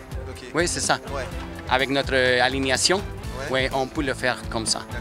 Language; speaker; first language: French; non-native, learner; Spanish